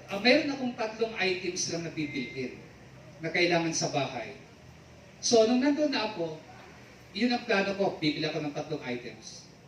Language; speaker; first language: Filipino; native; Filipino